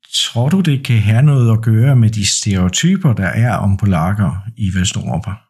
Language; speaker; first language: Danish; non-native, fluent; Polish